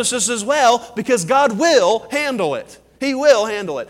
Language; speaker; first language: English; native; English